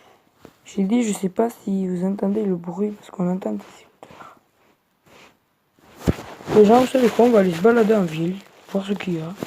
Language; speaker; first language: French; native; French